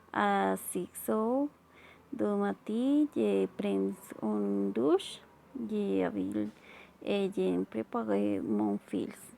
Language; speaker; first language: French; non-native, learner; Spanish